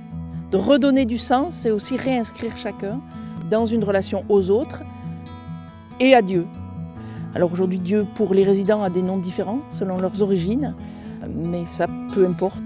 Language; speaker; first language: French; native; French